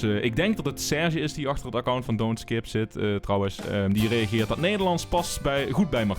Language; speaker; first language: Dutch; native; Dutch